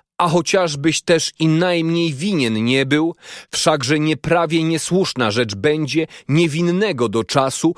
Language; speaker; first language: Polish; native; Polish